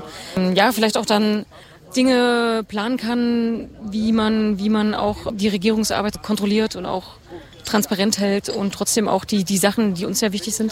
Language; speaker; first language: German; native; German